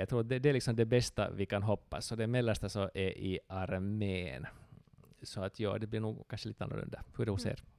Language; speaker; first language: Swedish; native; Swedish